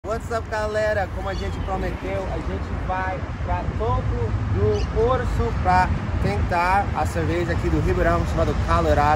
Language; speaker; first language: Portuguese; non-native, fluent; English